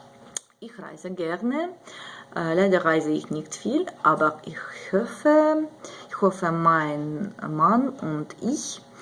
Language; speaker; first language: German; non-native, learner; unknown